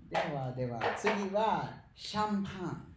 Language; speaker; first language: Japanese; non-native, fluent; English